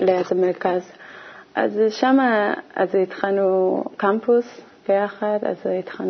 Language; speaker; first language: Hebrew; non-native, learner; Korean